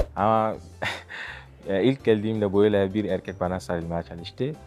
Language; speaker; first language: Turkish; non-native, fluent; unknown